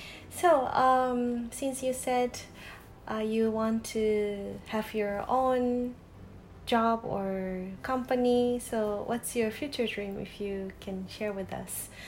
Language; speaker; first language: English; non-native, fluent; Japanese